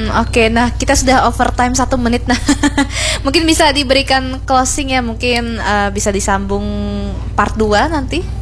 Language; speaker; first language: Indonesian; native; Indonesian